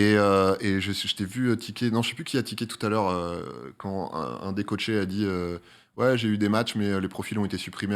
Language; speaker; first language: French; native; French